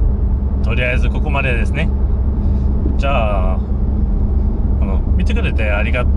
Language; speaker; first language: Japanese; non-native, fluent; English